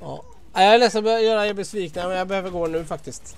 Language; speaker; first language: Swedish; native; Swedish